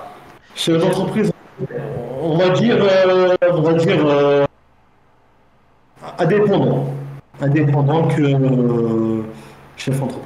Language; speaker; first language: French; native; French